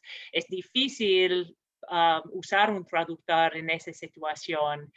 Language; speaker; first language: Spanish; non-native, fluent; English